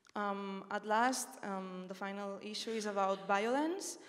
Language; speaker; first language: English; non-native, fluent; Spanish